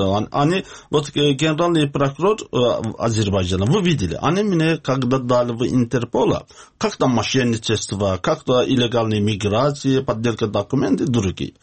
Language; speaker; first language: Russian; non-native, learner; Azerbaijani